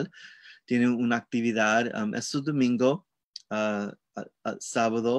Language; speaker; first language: Spanish; non-native, learner; English